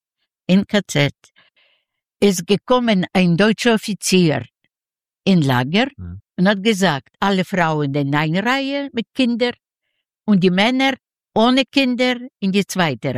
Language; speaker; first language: German; non-native, learner; Yiddish